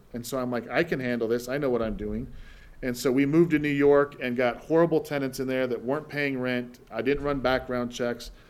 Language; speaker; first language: English; native; English